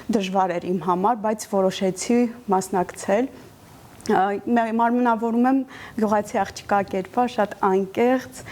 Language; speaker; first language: Armenian; native; Armenian